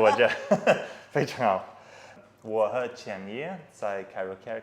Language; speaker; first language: Chinese; non-native, learner; English